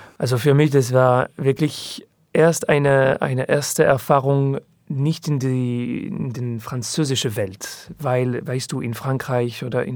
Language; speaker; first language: German; non-native, learner; French